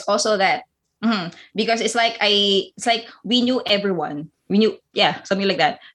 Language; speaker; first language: English; non-native, local second language; Filipino